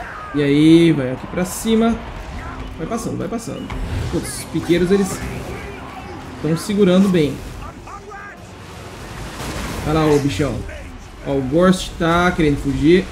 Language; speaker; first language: Portuguese; native; Portuguese